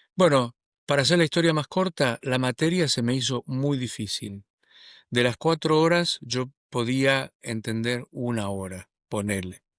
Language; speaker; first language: Spanish; native; Spanish